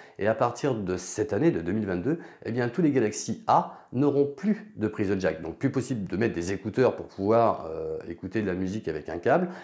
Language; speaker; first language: French; native; French